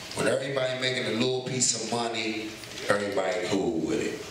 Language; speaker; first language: English; native; English